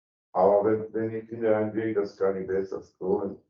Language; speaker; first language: German; non-native, learner; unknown